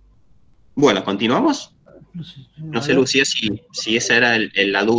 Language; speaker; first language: Spanish; native; Spanish